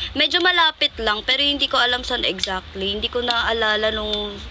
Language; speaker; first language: Filipino; native; Filipino